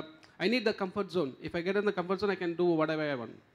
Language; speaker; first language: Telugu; non-native, learner; Tamil